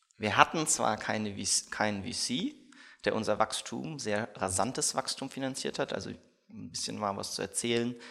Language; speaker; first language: German; early bilingual, other home language; Russian